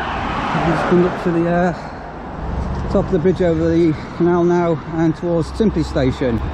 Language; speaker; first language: English; native; English